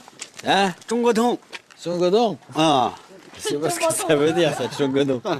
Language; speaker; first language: French; native; French